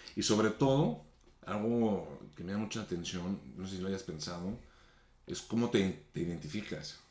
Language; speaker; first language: Spanish; native; Spanish